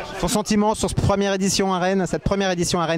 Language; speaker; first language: French; native; French